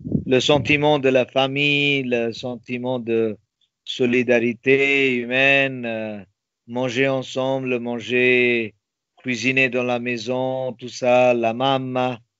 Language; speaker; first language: French; non-native, fluent; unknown